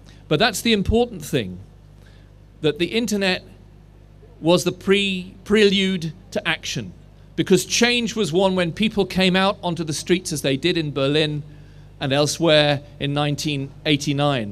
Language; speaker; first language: English; native; English